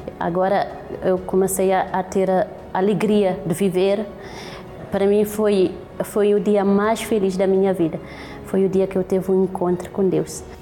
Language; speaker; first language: Portuguese; non-native, local second language; Kabuverdianu